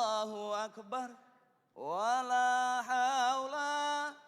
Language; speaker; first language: Malay; native; Malay